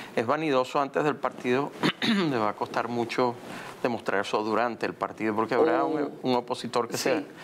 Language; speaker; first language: Spanish; native; Spanish